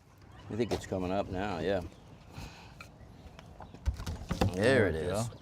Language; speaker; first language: English; native; English